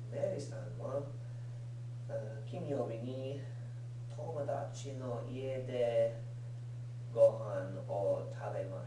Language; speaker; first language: Japanese; non-native, learner; English